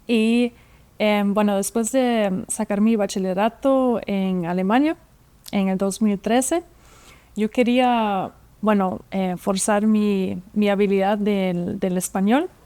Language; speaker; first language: Spanish; non-native, fluent; German